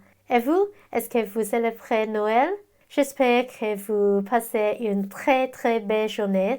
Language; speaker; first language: French; non-native, learner; Cantonese